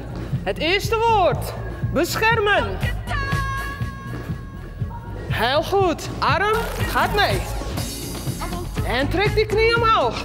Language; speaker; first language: Dutch; native; Dutch